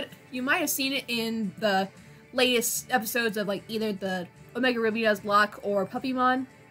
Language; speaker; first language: English; native; English